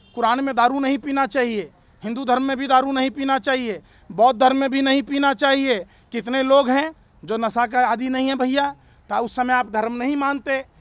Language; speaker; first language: Hindi; native; Hindi